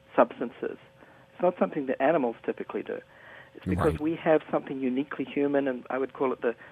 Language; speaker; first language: English; native; English